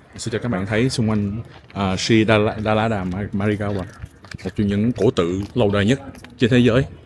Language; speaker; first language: Vietnamese; native; Vietnamese